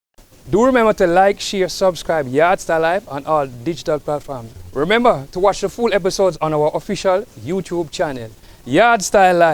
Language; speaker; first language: English; native; English